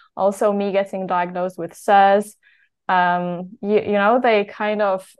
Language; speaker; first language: English; non-native, fluent; Polish